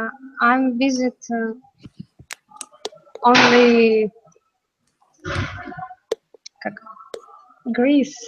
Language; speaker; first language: English; non-native, learner; Russian